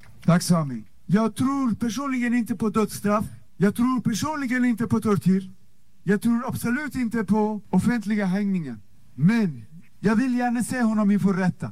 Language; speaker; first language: Swedish; non-native, fluent; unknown